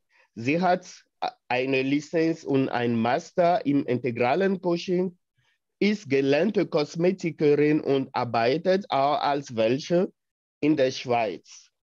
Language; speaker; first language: German; non-native, fluent; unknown